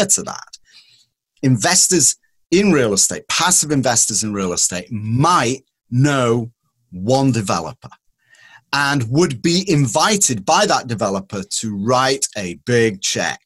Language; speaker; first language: English; native; English